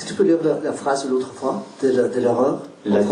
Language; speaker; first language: French; non-native, learner; Spanish